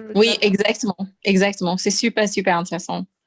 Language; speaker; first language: French; non-native, fluent; English